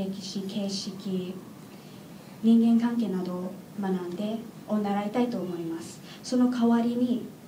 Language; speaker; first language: Japanese; non-native, learner; English